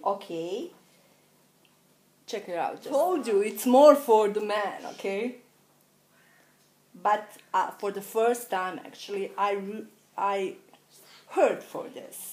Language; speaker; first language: English; non-native, learner; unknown